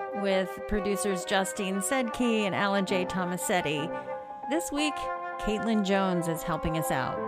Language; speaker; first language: English; native; English